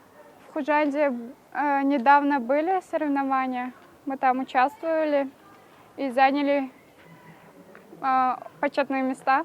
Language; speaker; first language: Russian; non-native, local second language; Tajik